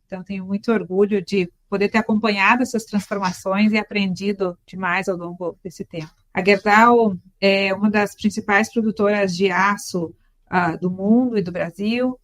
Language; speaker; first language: Portuguese; native; Portuguese